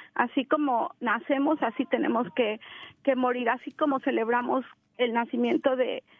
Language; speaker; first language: Spanish; native; Spanish